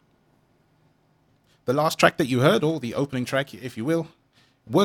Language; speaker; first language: English; native; English